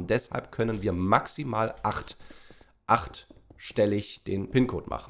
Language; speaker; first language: German; native; German